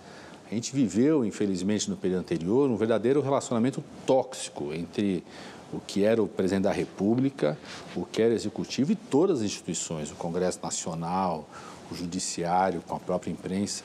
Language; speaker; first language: Portuguese; native; Portuguese